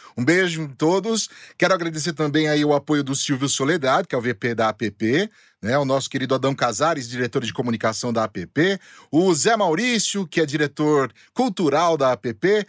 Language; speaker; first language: Portuguese; native; Portuguese